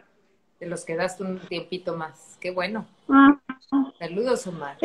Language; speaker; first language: Spanish; native; Spanish